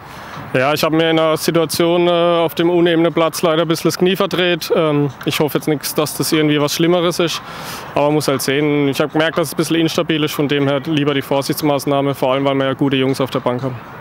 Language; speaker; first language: German; native; German